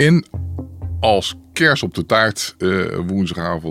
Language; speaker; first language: Dutch; native; Dutch